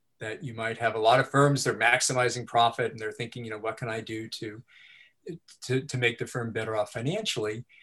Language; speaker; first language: English; native; English